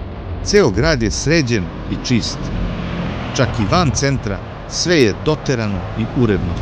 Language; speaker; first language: Serbian; native; Serbian